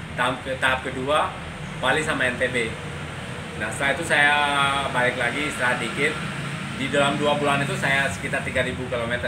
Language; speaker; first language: Indonesian; non-native, fluent; Urdu